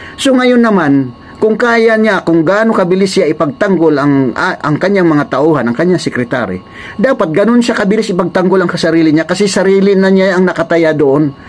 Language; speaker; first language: Filipino; non-native, local second language; Waray